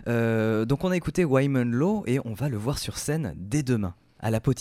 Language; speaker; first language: French; native; French